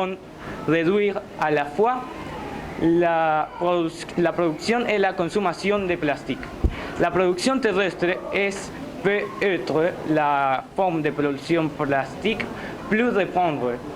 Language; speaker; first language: French; non-native, learner; Spanish